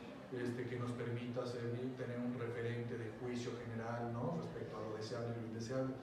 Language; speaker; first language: Spanish; native; Spanish